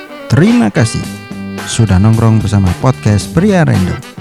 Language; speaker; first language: Indonesian; non-native, local second language; Javanese